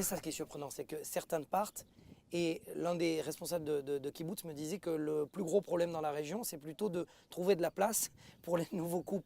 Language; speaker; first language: French; native; French